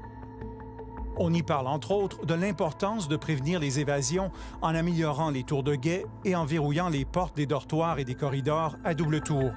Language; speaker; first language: French; native; French